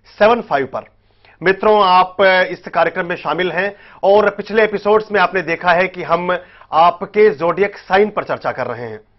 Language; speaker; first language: Hindi; native; Hindi